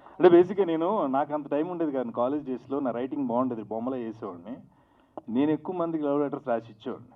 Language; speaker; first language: Telugu; native; Telugu